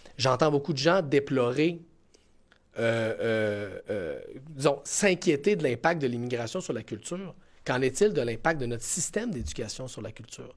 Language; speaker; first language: French; native; French